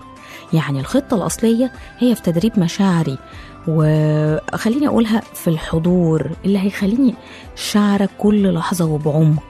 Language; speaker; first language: Arabic; native; Arabic